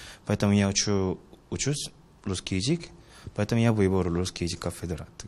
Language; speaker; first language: Russian; non-native, learner; Korean